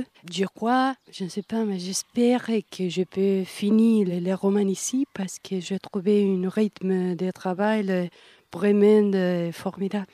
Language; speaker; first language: French; non-native, fluent; Spanish